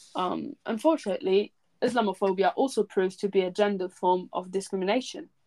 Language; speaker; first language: English; early bilingual, other home language; French